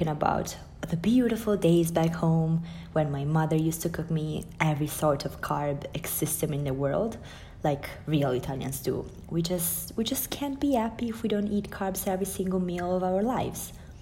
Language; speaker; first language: English; non-native, fluent; Italian